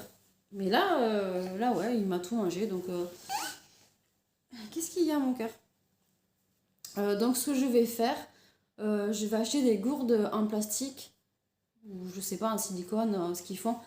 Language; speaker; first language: French; native; French